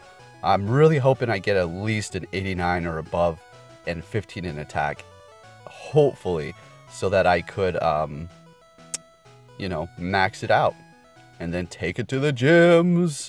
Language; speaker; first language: English; native; English